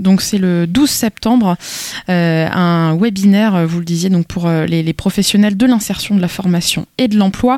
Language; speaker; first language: French; native; French